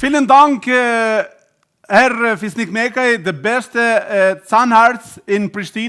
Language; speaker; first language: German; non-native, learner; Albanian